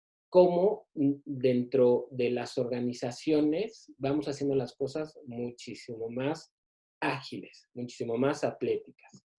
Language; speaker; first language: Spanish; native; Spanish